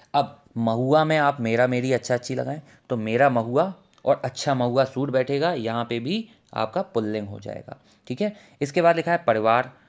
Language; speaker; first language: Hindi; native; Hindi